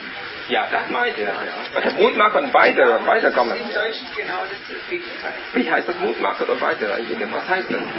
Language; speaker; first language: German; non-native, learner; Vietnamese